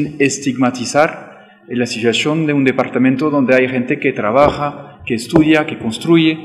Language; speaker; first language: Spanish; non-native, fluent; French